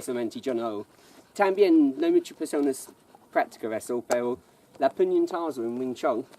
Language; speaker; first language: Spanish; non-native, learner; English